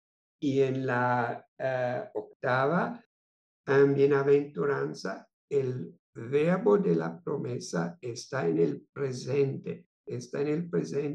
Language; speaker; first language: Spanish; non-native, fluent; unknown